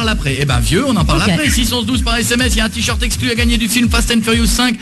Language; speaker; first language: French; native; French